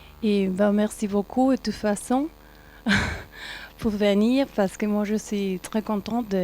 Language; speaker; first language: French; non-native, learner; Spanish